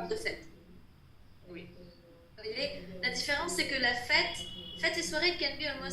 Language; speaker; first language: French; non-native, fluent; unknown